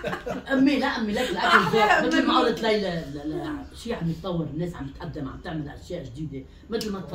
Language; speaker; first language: Arabic; native; Arabic